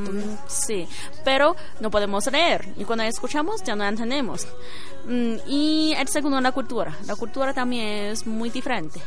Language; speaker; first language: Spanish; non-native, learner; Chinese